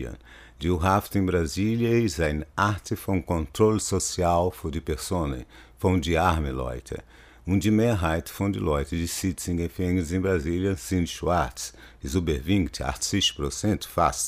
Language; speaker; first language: German; non-native, fluent; Portuguese